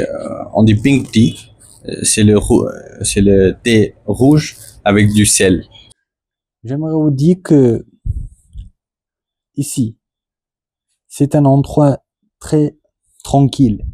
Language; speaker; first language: French; non-native, learner; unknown